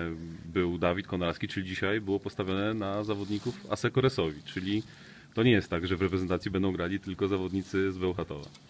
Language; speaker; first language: Polish; native; Polish